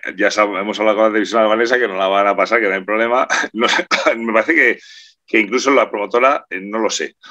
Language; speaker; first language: Spanish; native; Spanish